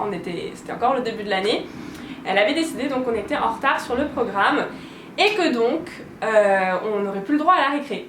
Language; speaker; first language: French; native; French